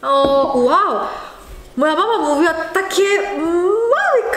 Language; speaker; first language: Polish; non-native, learner; Korean